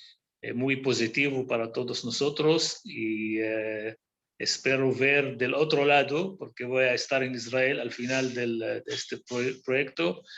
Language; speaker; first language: Spanish; non-native, fluent; Hebrew